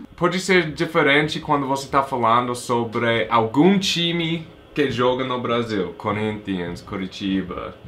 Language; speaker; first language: Portuguese; non-native, fluent; English